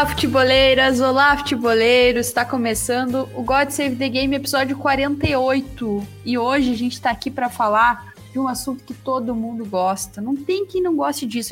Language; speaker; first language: Portuguese; native; Portuguese